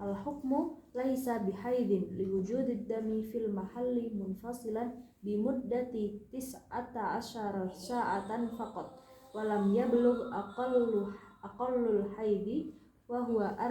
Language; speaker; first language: Arabic; non-native, learner; Indonesian